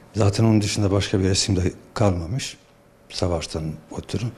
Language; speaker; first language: Turkish; non-native, fluent; Bosnian